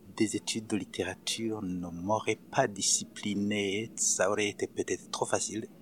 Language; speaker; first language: French; non-native, local second language; Rundi